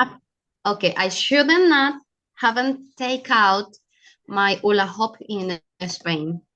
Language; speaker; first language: English; non-native, learner; Spanish